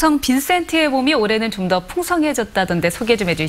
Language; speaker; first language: Korean; native; Korean